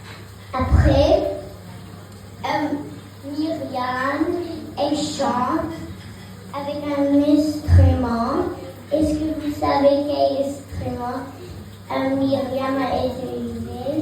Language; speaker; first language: French; early bilingual, heritage; French